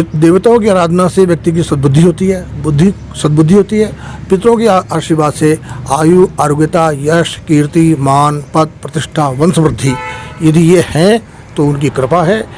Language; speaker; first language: Hindi; native; Hindi